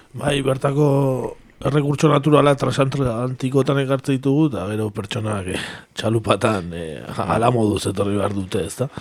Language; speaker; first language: Basque; native; Basque